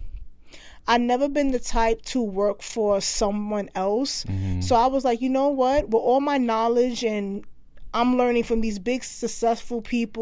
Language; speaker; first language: English; native; English